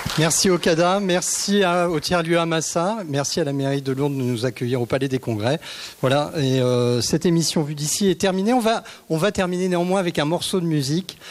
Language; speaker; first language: French; native; French